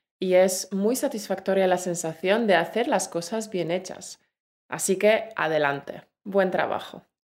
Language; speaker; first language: Spanish; native; Spanish